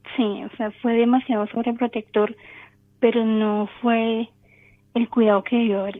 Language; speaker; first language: Spanish; native; Spanish